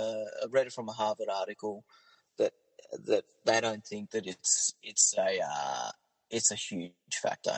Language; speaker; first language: English; native; English